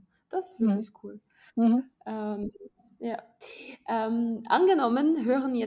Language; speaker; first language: German; non-native, fluent; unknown